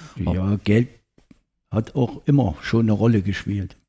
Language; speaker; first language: German; native; German